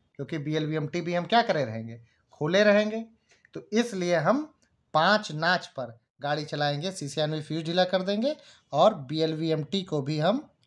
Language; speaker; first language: Hindi; native; Hindi